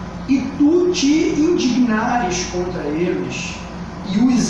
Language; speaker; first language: Portuguese; native; Portuguese